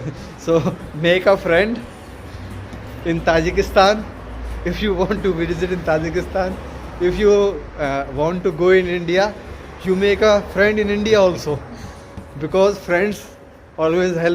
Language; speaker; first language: English; non-native, local second language; Hindi